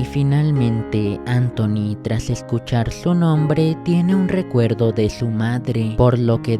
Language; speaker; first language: Spanish; native; Spanish